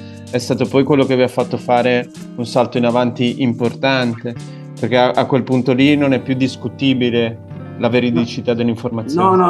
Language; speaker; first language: Italian; native; Italian